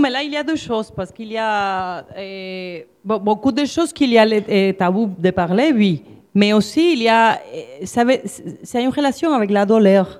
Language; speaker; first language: French; non-native, fluent; Spanish